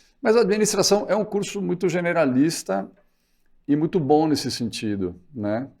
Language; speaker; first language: Portuguese; early bilingual, other home language; Spanish